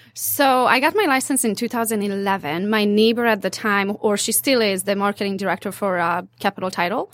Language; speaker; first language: English; non-native, fluent; Hungarian